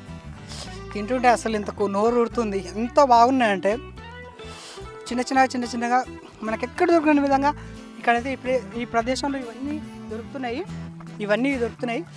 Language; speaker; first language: Telugu; native; Telugu